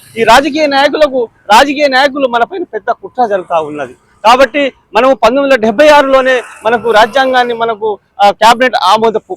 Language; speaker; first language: Telugu; non-native, local second language; Lambadi